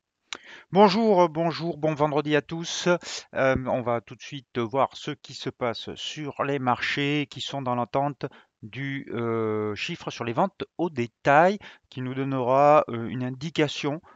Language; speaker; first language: French; native; French